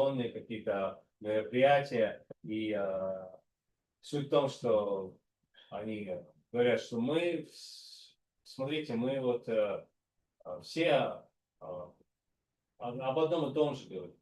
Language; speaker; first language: Russian; native; Russian